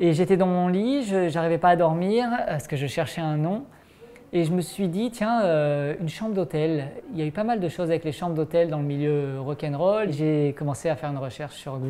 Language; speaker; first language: French; native; French